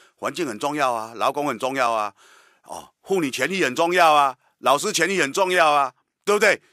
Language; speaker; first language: Chinese; native; Chinese